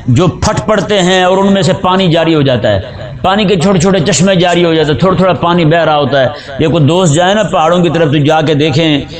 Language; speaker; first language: Urdu; native; Urdu